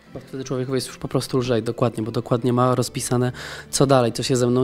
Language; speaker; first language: Polish; native; Polish